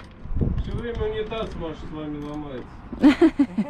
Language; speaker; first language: Russian; native; Russian